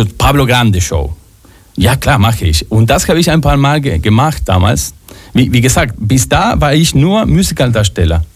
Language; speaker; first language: German; non-native, fluent; Spanish